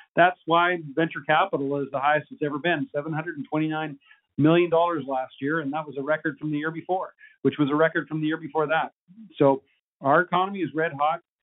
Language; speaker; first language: English; native; English